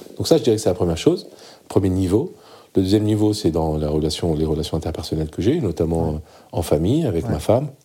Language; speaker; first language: French; early bilingual, other home language; Arabic